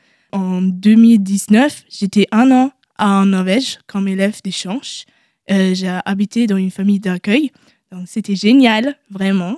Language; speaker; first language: French; non-native, learner; German